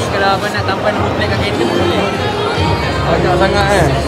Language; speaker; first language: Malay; non-native, learner; Filipino